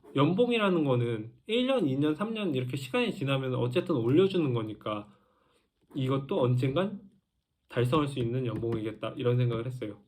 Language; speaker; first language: Korean; native; Korean